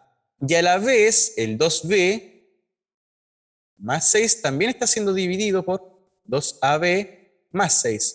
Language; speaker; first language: Spanish; native; Spanish